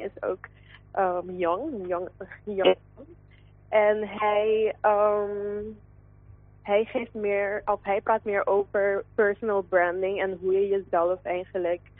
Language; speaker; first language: Dutch; non-native, local second language; Papiamento